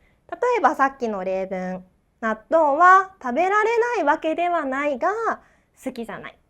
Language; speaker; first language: Japanese; non-native, fluent; Chinese